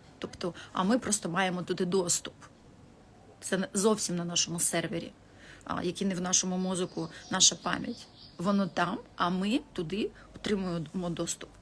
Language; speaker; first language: Ukrainian; non-native, local second language; Russian